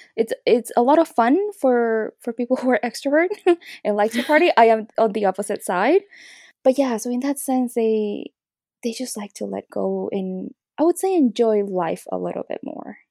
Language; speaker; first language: English; early bilingual, other home language; Spanish